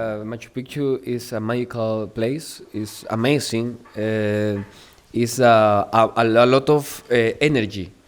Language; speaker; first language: English; non-native, learner; Spanish